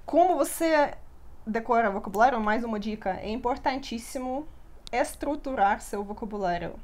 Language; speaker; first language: Portuguese; non-native, fluent; Russian